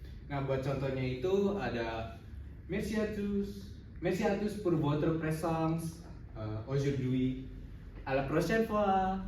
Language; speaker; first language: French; non-native, learner; Indonesian